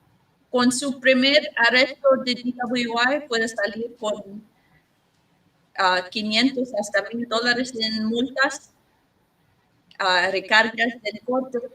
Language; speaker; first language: Spanish; non-native, learner; English